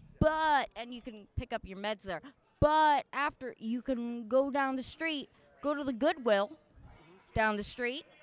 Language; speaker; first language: English; native; English